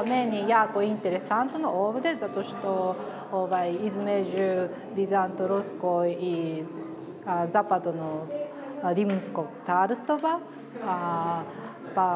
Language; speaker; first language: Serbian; non-native, learner; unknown